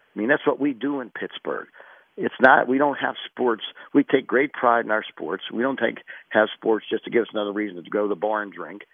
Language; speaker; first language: English; native; English